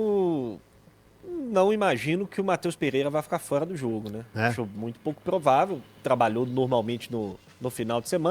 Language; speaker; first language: Portuguese; native; Portuguese